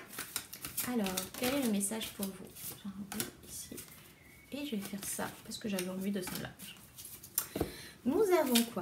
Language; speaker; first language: French; native; French